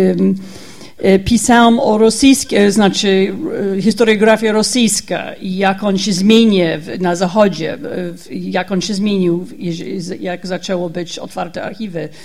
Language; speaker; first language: Polish; non-native, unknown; English